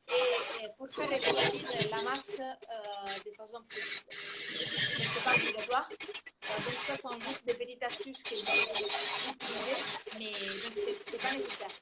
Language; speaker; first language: French; non-native, fluent; Italian